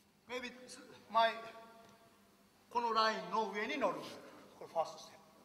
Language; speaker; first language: English; non-native, learner; Japanese